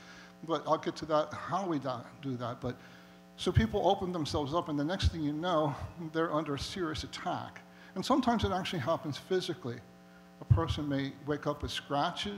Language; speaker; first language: English; native; English